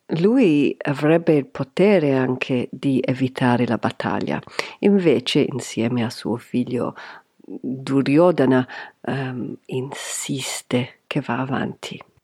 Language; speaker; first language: Italian; non-native, fluent; English